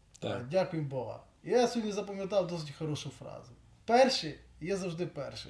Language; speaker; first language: Ukrainian; native; Ukrainian